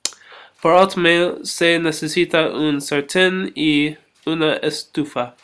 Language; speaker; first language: Spanish; non-native, learner; English